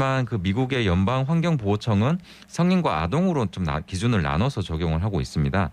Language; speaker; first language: Korean; native; Korean